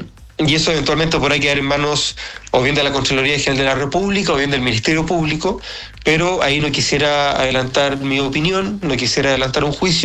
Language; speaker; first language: Spanish; native; Spanish